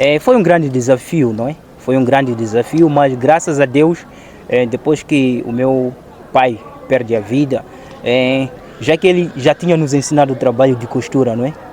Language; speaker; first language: Portuguese; non-native, local second language; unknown